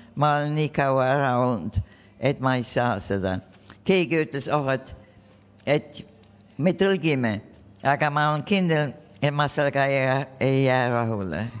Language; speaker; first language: Estonian; early bilingual, heritage; Estonian